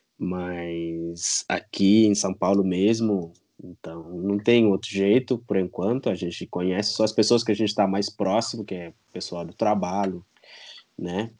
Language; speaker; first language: Portuguese; non-native, local second language; Upper Guinea Crioulo